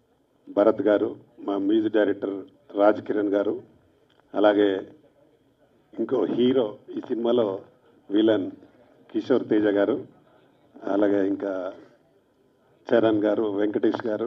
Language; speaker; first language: Telugu; native; Telugu